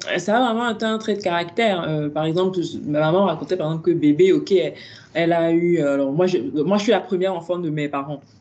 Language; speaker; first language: French; native; French